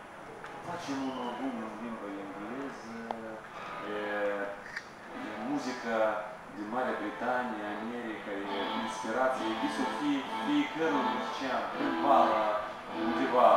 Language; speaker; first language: Romanian; non-native, local second language; Russian